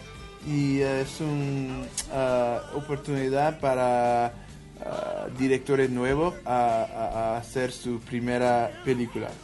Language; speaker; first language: Spanish; non-native, learner; English